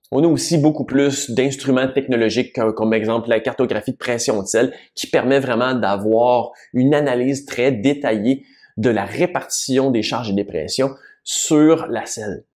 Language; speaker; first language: French; native; French